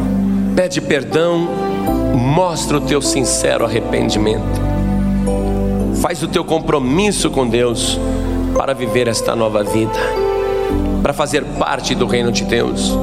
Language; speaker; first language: Portuguese; native; Portuguese